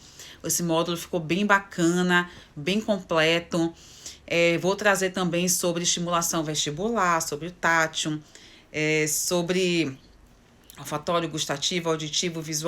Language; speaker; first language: Portuguese; native; Portuguese